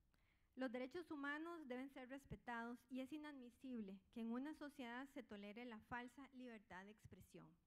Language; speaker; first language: Spanish; native; Spanish